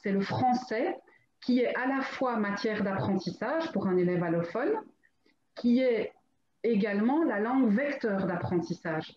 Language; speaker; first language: French; native; French